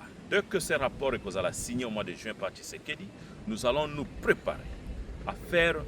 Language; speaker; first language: French; non-native, local second language; Lingala